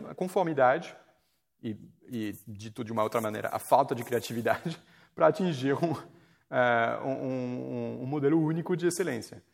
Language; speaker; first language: Portuguese; non-native, fluent; French